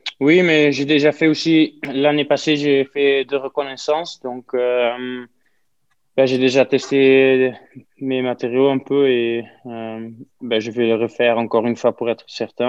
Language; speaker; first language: French; non-native, fluent; Dutch